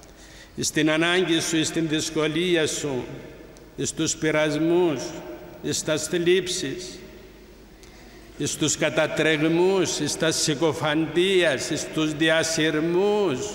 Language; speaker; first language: Greek; native; Greek